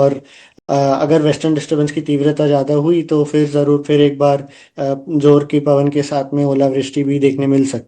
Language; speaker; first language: Hindi; non-native, local second language; Gujarati